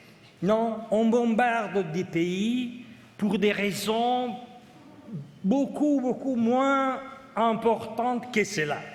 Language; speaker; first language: French; non-native, fluent; Italian